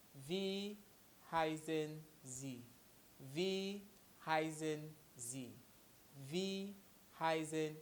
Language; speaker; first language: German; non-native, fluent; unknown